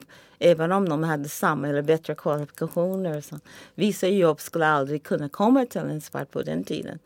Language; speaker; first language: Swedish; non-native, fluent; English